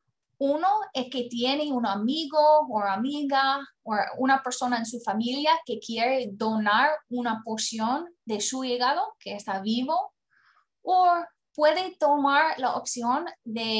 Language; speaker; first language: Spanish; non-native, learner; English